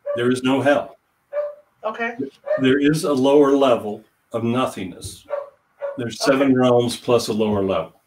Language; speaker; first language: English; native; English